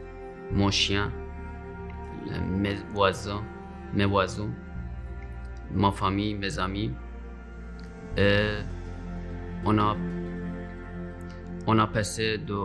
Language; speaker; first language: French; non-native, learner; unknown